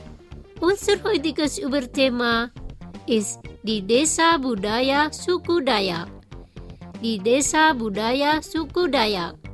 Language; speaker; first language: German; non-native, fluent; Indonesian